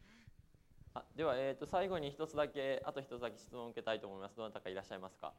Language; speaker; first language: Japanese; native; Japanese